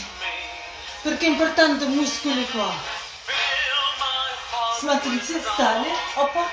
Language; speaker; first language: Italian; non-native, learner; Russian